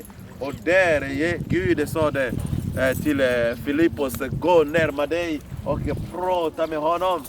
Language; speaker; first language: Swedish; non-native, fluent; Lingala